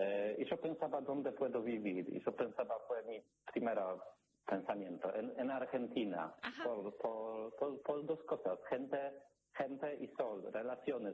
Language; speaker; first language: Spanish; non-native, learner; Polish